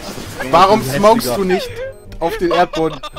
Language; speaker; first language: German; native; German